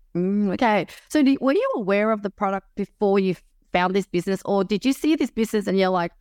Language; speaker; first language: English; native; English